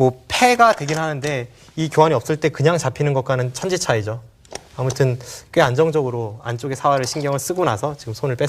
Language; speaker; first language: Korean; native; Korean